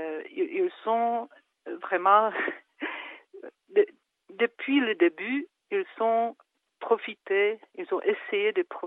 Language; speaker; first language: French; non-native, fluent; Czech